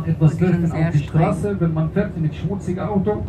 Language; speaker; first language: German; non-native, fluent; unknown